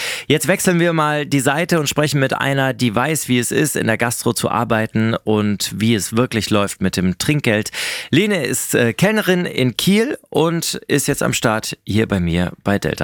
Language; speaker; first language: German; native; German